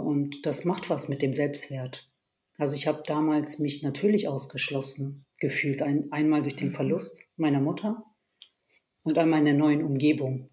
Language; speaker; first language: German; early bilingual, other home language; Turkish